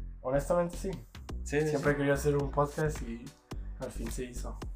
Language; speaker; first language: Spanish; native; Spanish